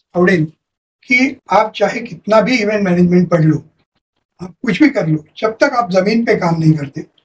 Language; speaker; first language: Hindi; non-native, local second language; Marathi